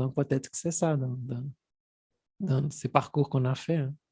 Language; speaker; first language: French; non-native, fluent; Portuguese